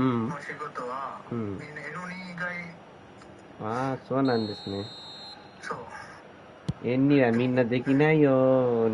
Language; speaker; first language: Japanese; non-native, learner; Nepali